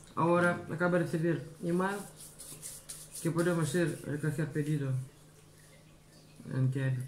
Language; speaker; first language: Spanish; non-native, learner; Russian